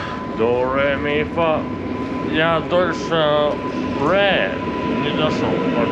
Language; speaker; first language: Russian; native; Russian